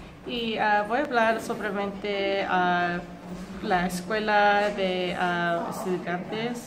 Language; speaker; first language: Spanish; non-native, learner; English